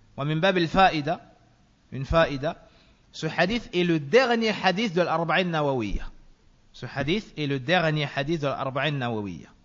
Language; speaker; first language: French; native; French